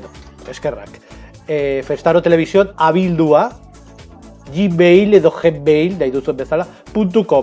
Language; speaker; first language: Basque; non-native, local second language; Spanish